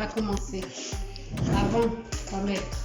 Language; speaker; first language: French; non-native, learner; Portuguese